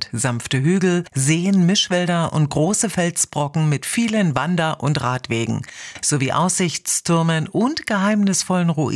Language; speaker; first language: German; native; German